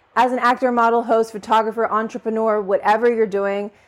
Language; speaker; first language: English; native; English